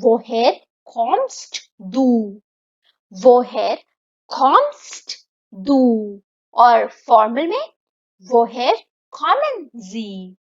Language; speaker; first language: German; non-native, fluent; Hindi